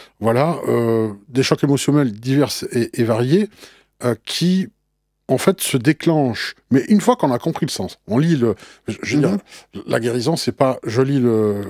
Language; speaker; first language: French; native; French